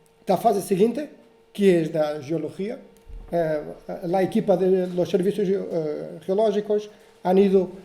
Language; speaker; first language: Spanish; non-native, learner; Portuguese